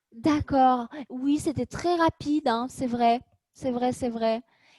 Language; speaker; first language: French; native; French